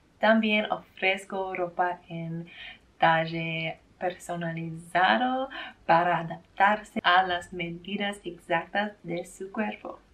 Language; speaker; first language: Spanish; non-native, learner; English